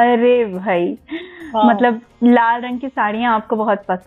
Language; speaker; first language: Hindi; native; Hindi